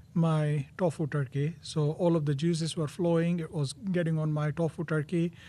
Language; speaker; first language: English; non-native, local second language; Gujarati